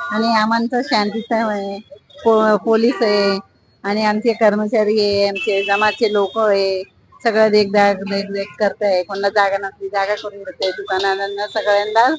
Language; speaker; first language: Marathi; non-native, local second language; Urdu